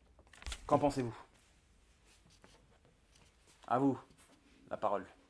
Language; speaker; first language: French; native; French